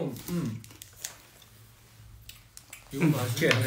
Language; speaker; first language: Korean; non-native, fluent; Chinese